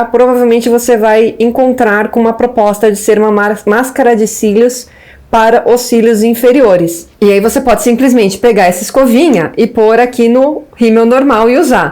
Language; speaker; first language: Portuguese; native; Portuguese